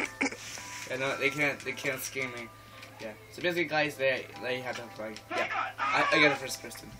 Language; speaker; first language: English; native; English